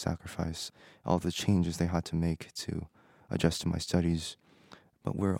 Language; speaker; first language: English; non-native, fluent; Korean